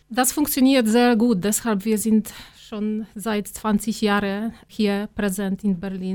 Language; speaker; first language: German; non-native, fluent; Polish